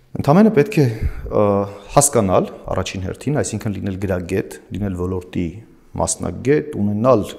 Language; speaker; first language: Armenian; native; Armenian